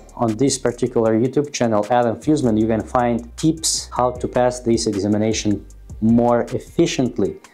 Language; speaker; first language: English; non-native, fluent; Russian